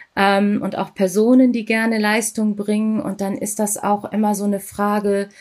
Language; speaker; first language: German; native; German